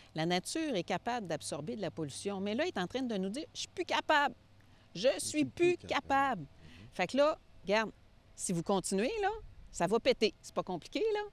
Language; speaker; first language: French; native; French